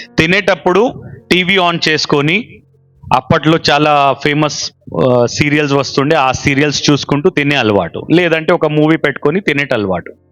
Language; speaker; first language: Telugu; non-native, local second language; Urdu